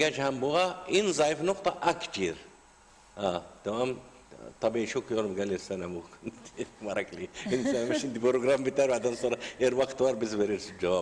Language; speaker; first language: Turkish; non-native, learner; Arabic